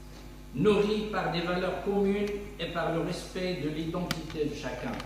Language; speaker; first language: French; non-native, local second language; Arabic